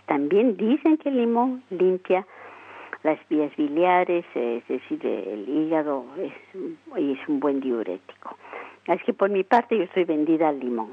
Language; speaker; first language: Spanish; native; Spanish